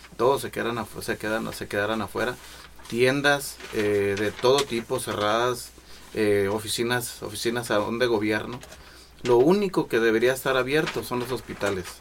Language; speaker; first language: Spanish; native; Spanish